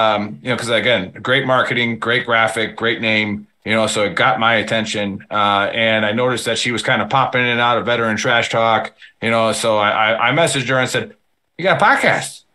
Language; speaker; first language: English; native; English